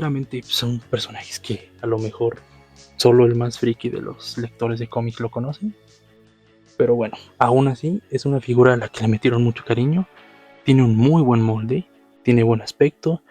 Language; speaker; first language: Spanish; native; Spanish